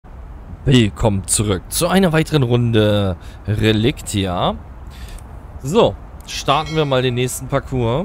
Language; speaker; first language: German; native; German